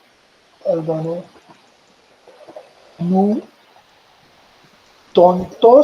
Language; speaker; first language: French; non-native, learner; Marathi